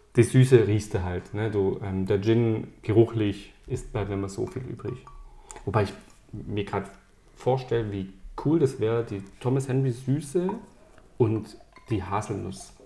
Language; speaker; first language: German; early bilingual, other home language; Italian